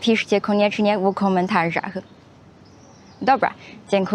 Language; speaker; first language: Polish; non-native, fluent; Chinese